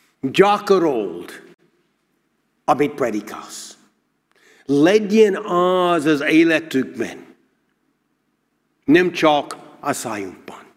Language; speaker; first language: Hungarian; non-native, learner; English